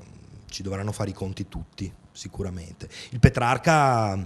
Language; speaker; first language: Italian; native; Italian